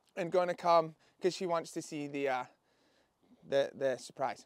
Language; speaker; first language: English; native; English